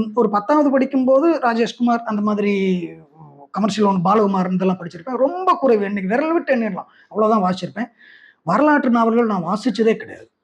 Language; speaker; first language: Tamil; non-native, local second language; Malayalam